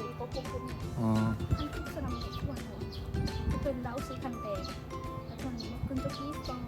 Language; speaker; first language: Korean; non-native, learner; Lao